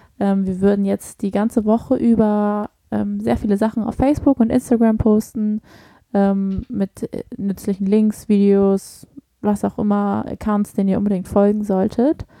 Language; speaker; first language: German; early bilingual, other home language; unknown